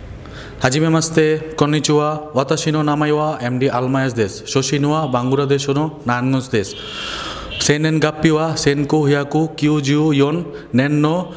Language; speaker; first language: Japanese; non-native, learner; Bangla